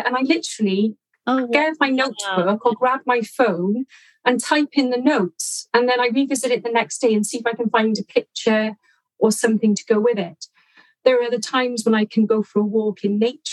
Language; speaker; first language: English; native; English